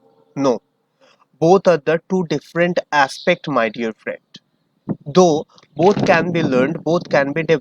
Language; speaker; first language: English; non-native, learner; Hindi